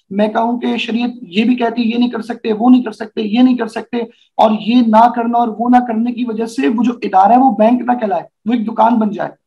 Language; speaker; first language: Urdu; native; Urdu